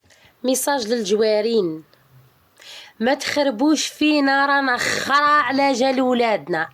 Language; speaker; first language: Arabic; native; Arabic